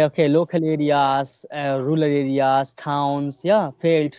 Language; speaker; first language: English; non-native, learner; Hindi